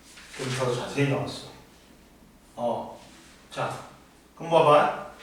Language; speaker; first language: Korean; native; Korean